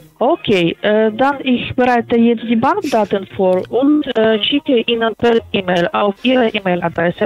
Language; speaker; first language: German; non-native, fluent; Polish